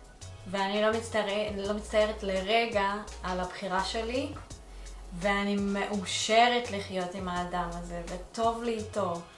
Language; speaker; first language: Hebrew; early bilingual, other home language; Russian